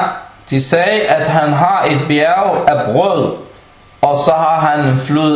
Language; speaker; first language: Danish; early bilingual, other home language; Arabic